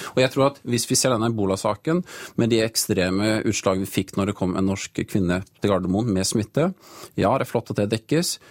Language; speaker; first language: Norwegian; native; Norwegian